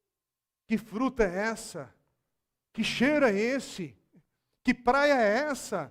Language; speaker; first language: Portuguese; native; Portuguese